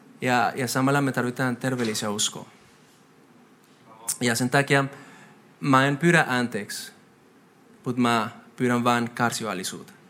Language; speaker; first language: Finnish; non-native, fluent; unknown